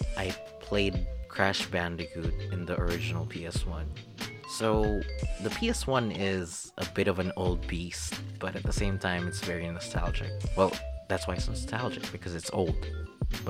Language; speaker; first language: English; non-native, local second language; Filipino